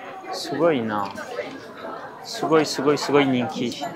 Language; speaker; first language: Japanese; non-native, fluent; French